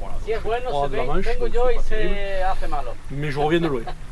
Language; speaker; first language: French; native; French